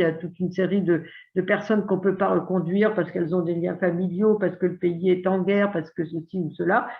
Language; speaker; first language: French; native; French